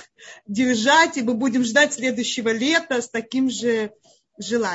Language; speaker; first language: Russian; native; Russian